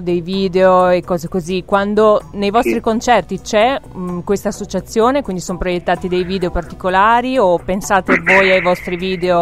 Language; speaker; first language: Italian; native; Italian